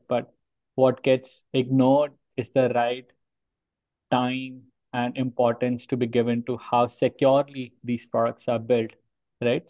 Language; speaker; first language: English; non-native, local second language; Hindi